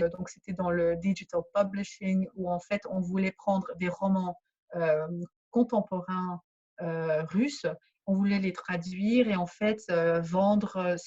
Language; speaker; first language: French; early bilingual, other home language; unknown